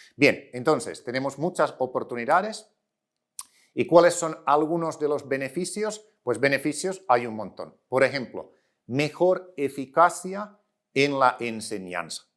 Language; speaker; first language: Spanish; non-native, fluent; Finnish